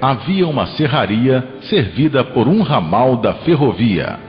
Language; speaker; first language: Portuguese; native; Portuguese